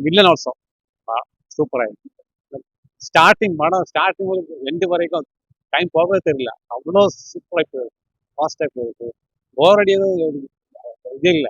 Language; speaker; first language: Tamil; non-native, local second language; Malayalam